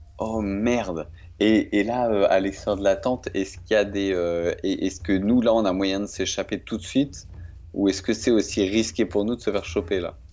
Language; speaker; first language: French; native; French